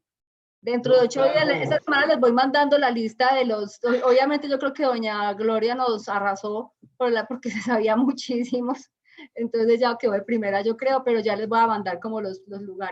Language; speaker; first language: Spanish; native; Spanish